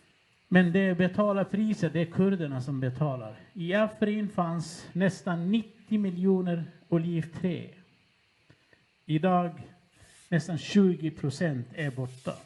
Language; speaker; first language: Swedish; non-native, fluent; Kurdish